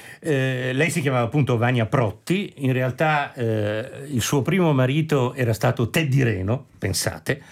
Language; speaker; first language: Italian; native; Italian